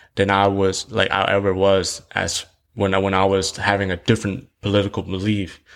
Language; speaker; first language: English; early bilingual, other home language; Vietnamese